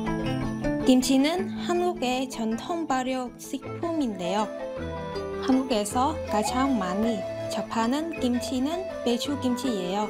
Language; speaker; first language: Korean; non-native, fluent; Vietnamese